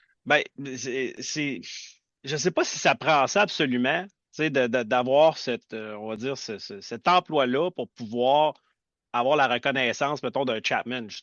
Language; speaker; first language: French; native; French